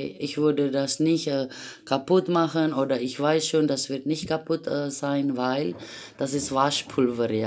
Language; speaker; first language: German; non-native, fluent; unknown